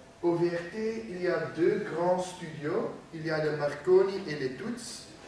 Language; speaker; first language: French; non-native, learner; Dutch